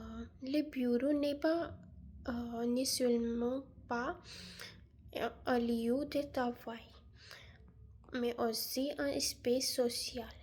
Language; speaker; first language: French; non-native, learner; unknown